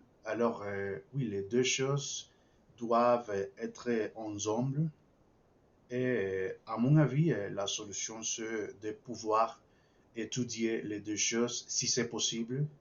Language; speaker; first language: French; non-native, fluent; Spanish